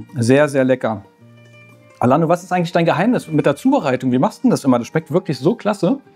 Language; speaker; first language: German; native; German